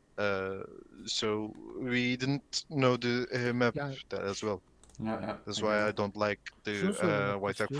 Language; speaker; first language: English; non-native, learner; Turkish